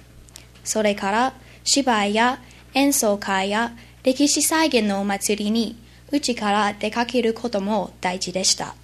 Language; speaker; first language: Japanese; non-native, learner; English